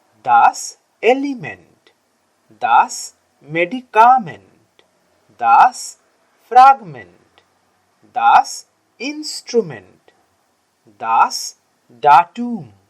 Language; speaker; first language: German; non-native, learner; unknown